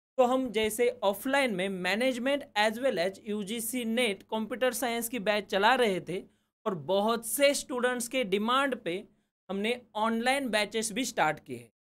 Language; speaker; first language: Hindi; native; Hindi